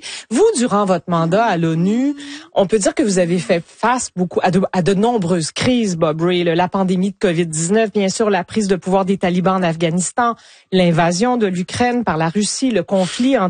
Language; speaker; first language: French; native; French